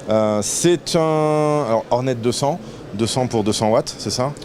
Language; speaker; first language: French; native; French